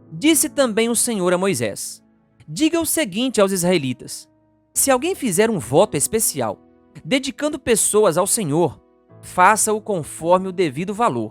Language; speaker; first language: Portuguese; native; Portuguese